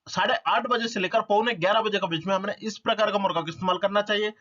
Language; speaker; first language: Hindi; non-native, local second language; Telugu